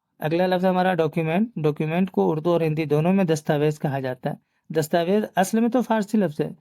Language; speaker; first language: Urdu; native; Urdu